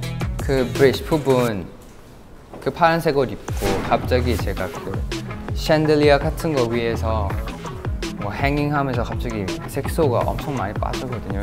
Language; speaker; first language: Korean; non-native, fluent; Thai